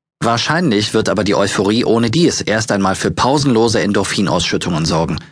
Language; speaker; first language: German; native; German